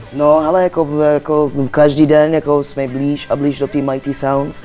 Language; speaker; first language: Czech; non-native, learner; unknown